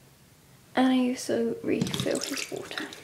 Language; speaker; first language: English; native; English